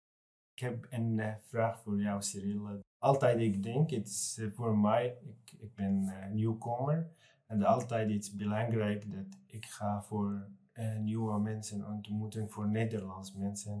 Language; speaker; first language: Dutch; non-native, learner; Arabic